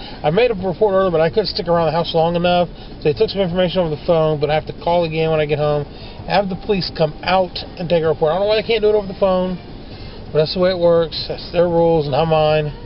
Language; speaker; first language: English; native; English